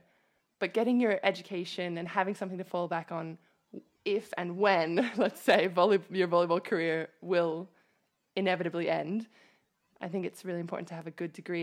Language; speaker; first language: English; native; English